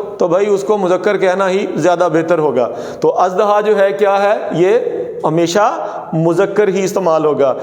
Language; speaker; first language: Urdu; non-native, local second language; Punjabi